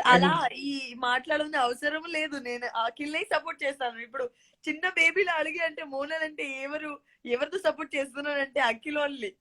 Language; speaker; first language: Telugu; non-native, learner; Gujarati